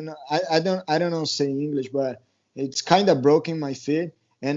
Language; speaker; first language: English; non-native, learner; Portuguese